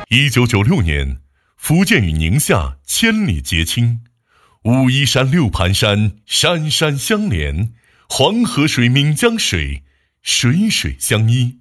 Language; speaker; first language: Chinese; native; Chinese